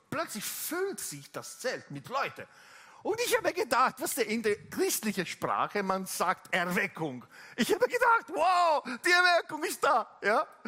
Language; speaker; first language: German; non-native, fluent; Italian